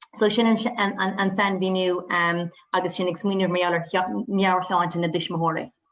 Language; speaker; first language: Irish; native; Irish